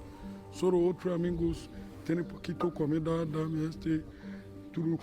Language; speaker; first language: Spanish; non-native, learner; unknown